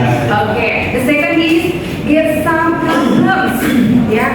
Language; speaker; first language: English; non-native, learner; Indonesian